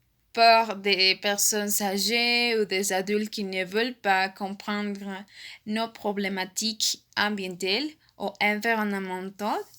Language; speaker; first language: French; non-native, learner; Spanish